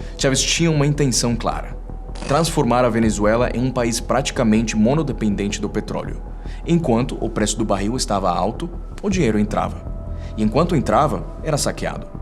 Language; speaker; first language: Portuguese; non-native, fluent; Spanish